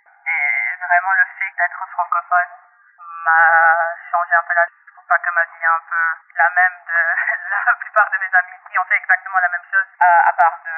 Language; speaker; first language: French; non-native, local second language; English